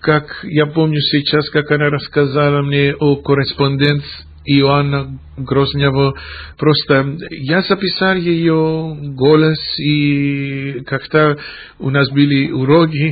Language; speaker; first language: Russian; non-native, fluent; Greek